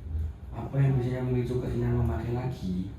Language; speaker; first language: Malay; non-native, fluent; Indonesian